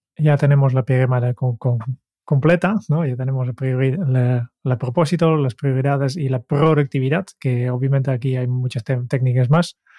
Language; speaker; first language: Spanish; non-native, fluent; Dutch